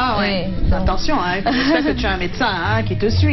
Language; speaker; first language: French; native; French